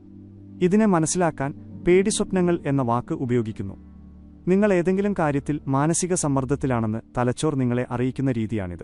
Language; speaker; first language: Malayalam; native; Malayalam